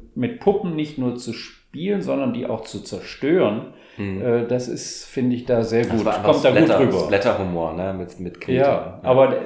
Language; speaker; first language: German; native; German